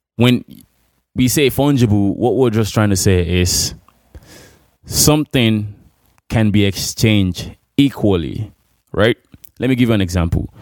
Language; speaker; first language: English; non-native, local second language; Igbo